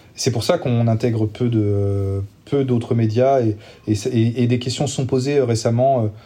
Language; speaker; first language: French; native; French